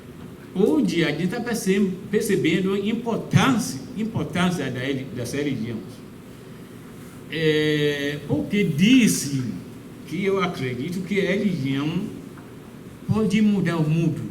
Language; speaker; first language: Portuguese; non-native, fluent; Yoruba